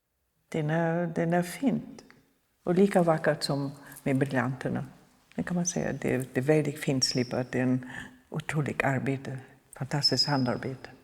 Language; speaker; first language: Swedish; non-native, fluent; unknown